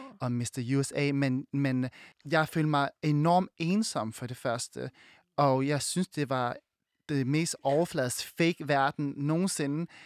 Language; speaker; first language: Danish; early bilingual, other home language; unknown